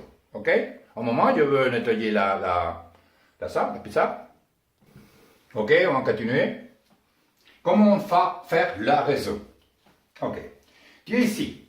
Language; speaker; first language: French; non-native, learner; Spanish